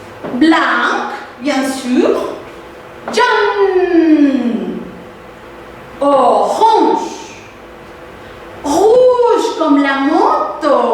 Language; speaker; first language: French; non-native, fluent; Spanish